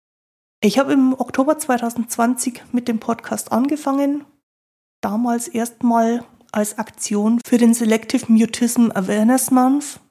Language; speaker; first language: German; native; German